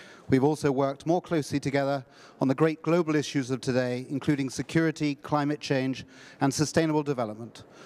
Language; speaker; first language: English; native; English